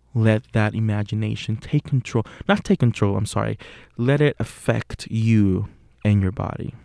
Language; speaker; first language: English; non-native, fluent; Spanish